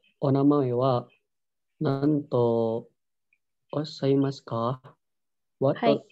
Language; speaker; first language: Japanese; non-native, learner; Indonesian